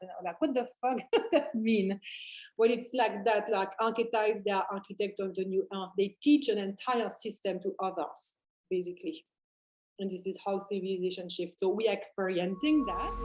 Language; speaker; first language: English; non-native, fluent; French